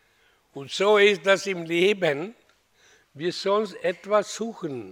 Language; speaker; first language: German; non-native, learner; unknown